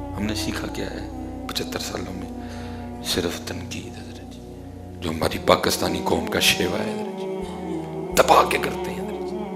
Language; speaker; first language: Urdu; non-native, local second language; Punjabi